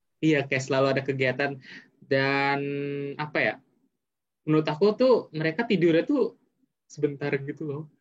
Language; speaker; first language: Indonesian; native; Indonesian